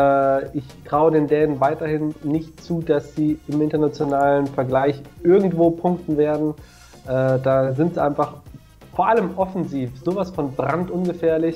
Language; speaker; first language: German; native; German